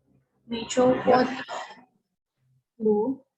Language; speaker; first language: Chinese; non-native, learner; Indonesian